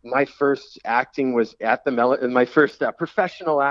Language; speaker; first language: English; native; English